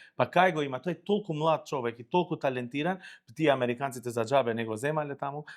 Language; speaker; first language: Macedonian; non-native, local second language; Albanian